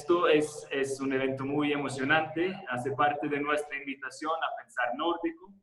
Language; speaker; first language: Spanish; non-native, fluent; Swedish